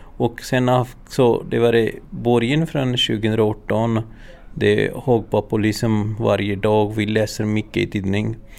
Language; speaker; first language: Swedish; non-native, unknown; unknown